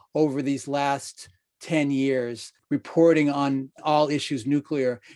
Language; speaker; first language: English; native; English